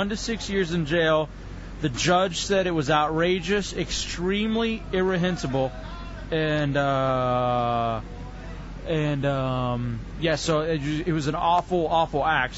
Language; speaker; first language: English; native; English